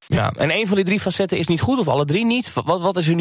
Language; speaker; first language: Dutch; native; Dutch